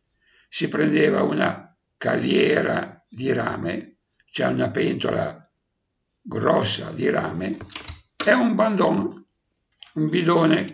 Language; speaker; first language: Italian; native; Italian